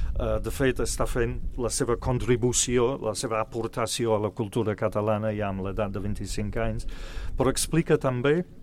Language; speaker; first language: Catalan; non-native, fluent; English